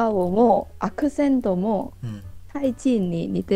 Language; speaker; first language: Japanese; non-native, learner; Thai